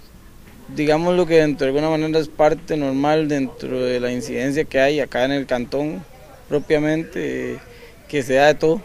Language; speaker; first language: Spanish; native; Spanish